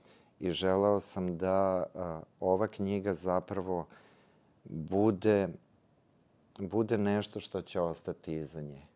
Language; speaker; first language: Serbian; native; Serbian